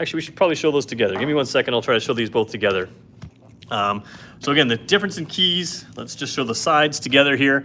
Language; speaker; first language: English; native; English